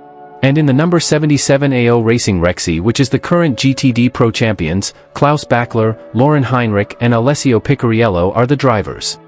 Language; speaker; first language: English; non-native, fluent; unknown